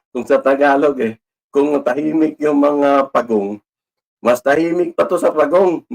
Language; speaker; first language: Filipino; non-native, local second language; Cebuano